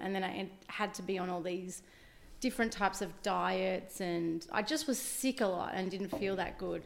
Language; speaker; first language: English; native; English